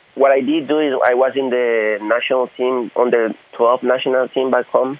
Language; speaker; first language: English; non-native, fluent; Spanish